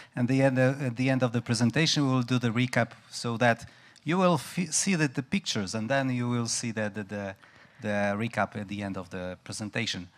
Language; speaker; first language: English; non-native, fluent; Polish